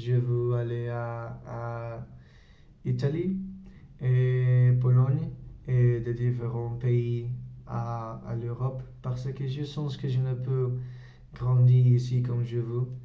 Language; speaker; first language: French; non-native, learner; Spanish